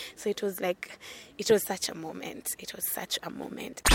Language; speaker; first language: English; non-native, local second language; Luo (Kenya and Tanzania)